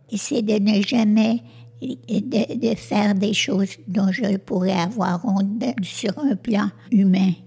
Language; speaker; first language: French; native; French